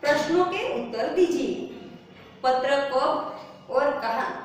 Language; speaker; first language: Hindi; non-native, local second language; Gujarati